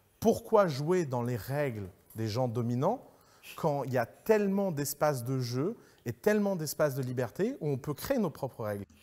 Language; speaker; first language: French; early bilingual, other home language; Arabic